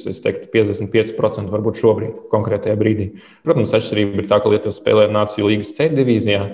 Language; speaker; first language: Latvian; early bilingual, other home language; Lithuanian